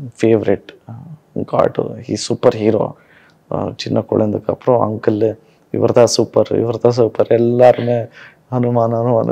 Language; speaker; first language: Tamil; non-native, learner; Kannada